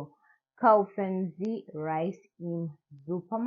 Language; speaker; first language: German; non-native, learner; English